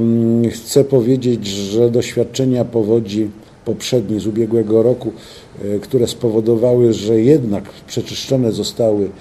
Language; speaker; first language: Polish; native; Polish